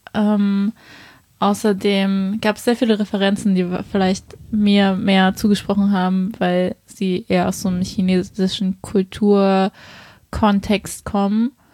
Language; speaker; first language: German; early bilingual, other home language; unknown